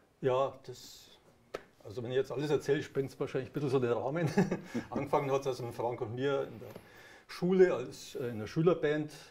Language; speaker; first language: German; native; German